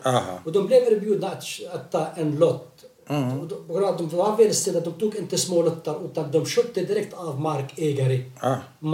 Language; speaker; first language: Swedish; non-native, fluent; Arabic